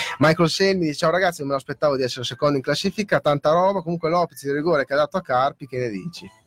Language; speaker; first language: Italian; native; Italian